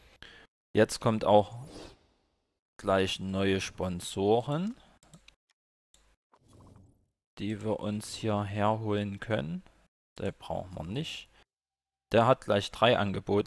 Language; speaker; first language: German; native; German